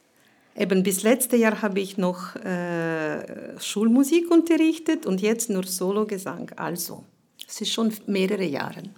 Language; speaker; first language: German; non-native, fluent; Ukrainian